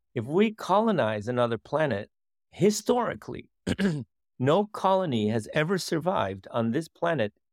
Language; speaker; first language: English; early bilingual, other home language; Dutch